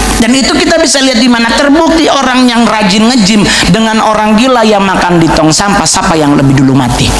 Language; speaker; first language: Indonesian; native; Indonesian